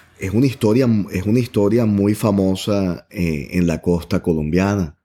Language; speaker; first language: Spanish; native; Spanish